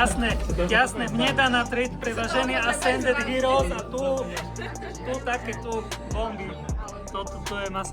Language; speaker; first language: Slovak; native; Slovak